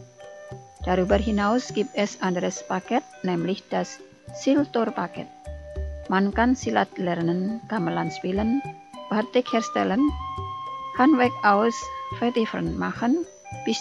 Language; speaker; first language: German; non-native, fluent; Indonesian